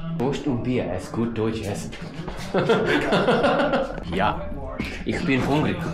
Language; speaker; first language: German; non-native, learner; English